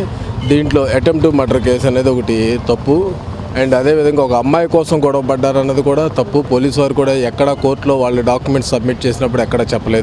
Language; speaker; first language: Telugu; native; Telugu